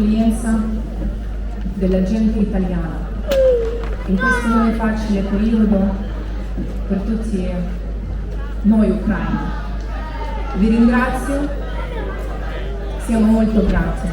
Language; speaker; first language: Italian; non-native, fluent; Ukrainian